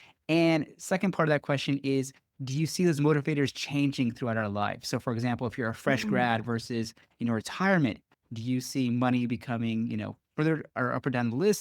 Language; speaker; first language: English; native; English